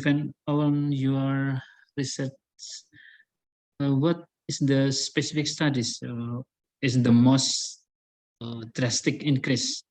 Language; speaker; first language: English; non-native, learner; Indonesian